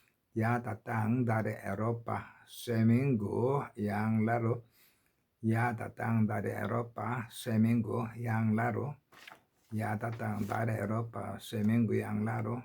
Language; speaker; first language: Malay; non-native, learner; Korean